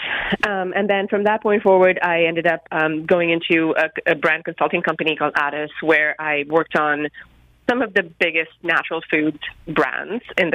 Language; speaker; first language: English; non-native, local second language; Hindi